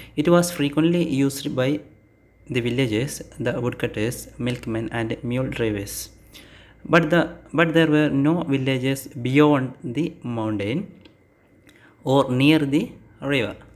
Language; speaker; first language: English; non-native, local second language; Malayalam